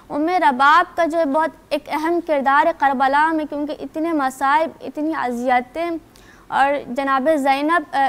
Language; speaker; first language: Urdu; non-native, local second language; Sindhi